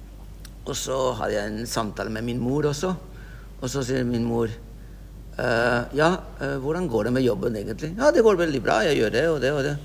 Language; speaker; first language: Norwegian; non-native, fluent; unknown